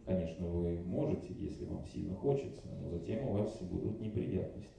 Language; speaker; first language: Russian; native; Russian